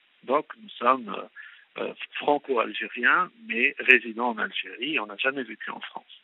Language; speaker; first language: French; non-native, local second language; Arabic